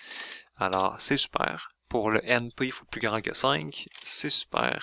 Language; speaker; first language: French; native; French